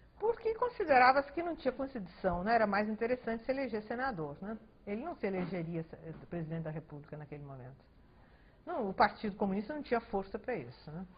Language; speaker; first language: Portuguese; early bilingual, other home language; Spanish